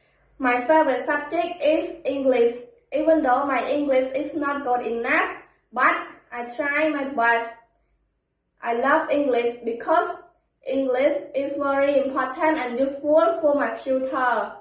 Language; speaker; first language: English; non-native, learner; Khmer